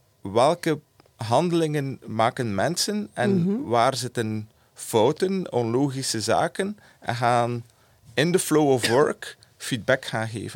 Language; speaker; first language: Dutch; native; Dutch